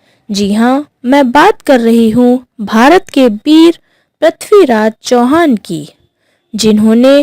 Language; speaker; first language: Hindi; native; Hindi